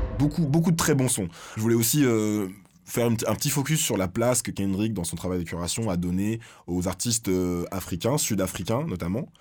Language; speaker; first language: French; native; French